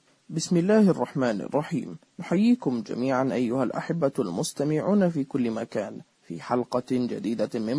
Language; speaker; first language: Arabic; native; Arabic